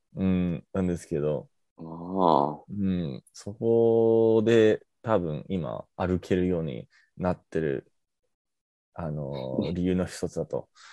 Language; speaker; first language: Japanese; non-native, fluent; English